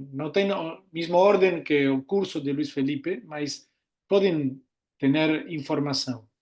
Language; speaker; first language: Portuguese; non-native, learner; Spanish